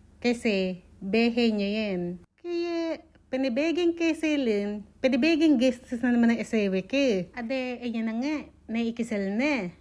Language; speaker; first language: Filipino; native; Filipino